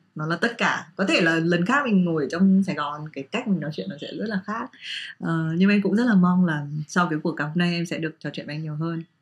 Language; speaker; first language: Vietnamese; native; Vietnamese